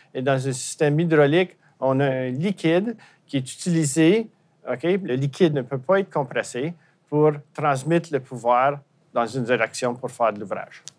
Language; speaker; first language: French; native; French